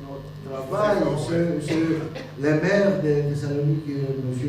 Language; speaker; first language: French; non-native, fluent; Greek